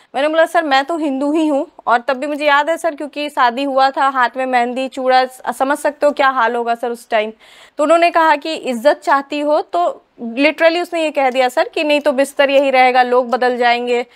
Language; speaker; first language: Hindi; native; Hindi